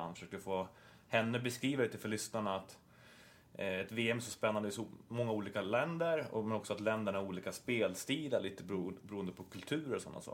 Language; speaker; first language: Swedish; native; Swedish